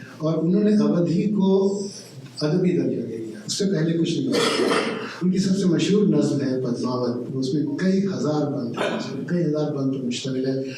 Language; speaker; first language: Urdu; native; Urdu